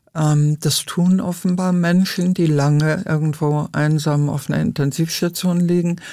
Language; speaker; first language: German; native; German